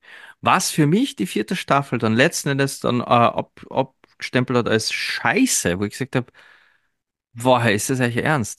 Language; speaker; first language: German; native; German